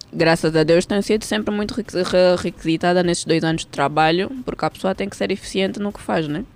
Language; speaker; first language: Portuguese; early bilingual, heritage; Portuguese